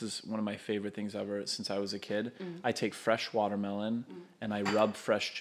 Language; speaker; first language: English; non-native, fluent; Polish